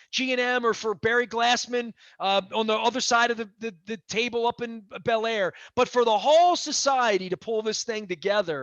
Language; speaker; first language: English; native; English